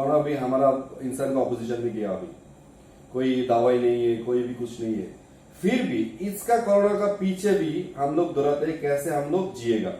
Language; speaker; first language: Hindi; non-native, learner; Bangla